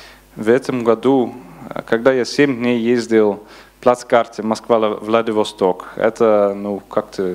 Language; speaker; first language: Russian; non-native, learner; Dutch